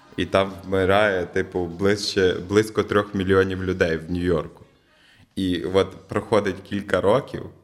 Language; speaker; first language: Ukrainian; native; Ukrainian